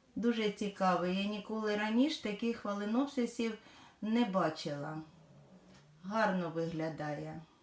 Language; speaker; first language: Ukrainian; non-native, local second language; Russian